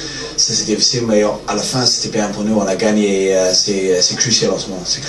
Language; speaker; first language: French; non-native, fluent; English